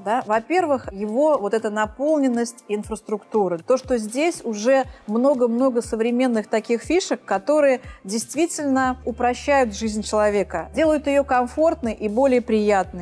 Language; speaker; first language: Russian; native; Russian